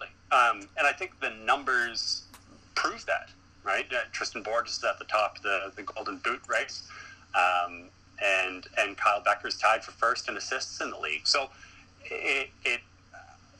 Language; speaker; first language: English; native; English